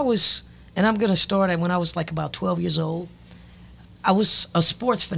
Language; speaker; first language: English; native; English